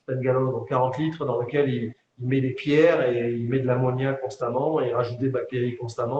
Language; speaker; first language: French; native; French